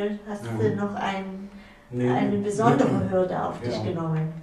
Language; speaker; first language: German; native; German